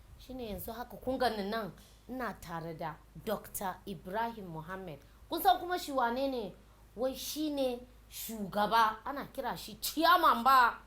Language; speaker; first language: Hausa; non-native, local second language; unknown